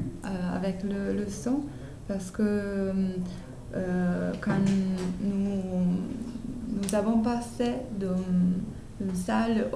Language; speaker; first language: French; non-native, learner; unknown